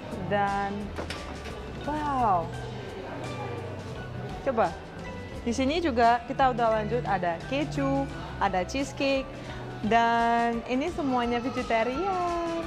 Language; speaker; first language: Indonesian; non-native, fluent; Russian